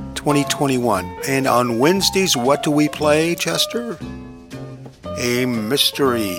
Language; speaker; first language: English; native; English